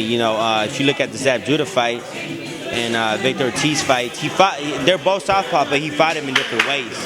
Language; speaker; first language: English; native; English